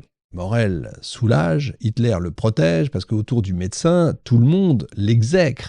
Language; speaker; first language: French; native; French